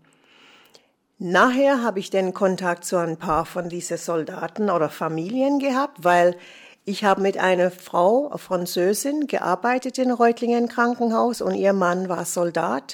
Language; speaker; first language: German; non-native, fluent; English